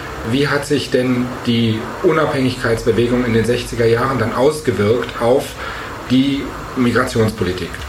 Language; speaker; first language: German; native; German